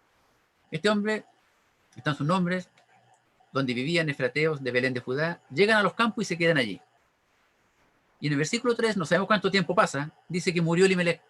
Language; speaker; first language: Spanish; native; Spanish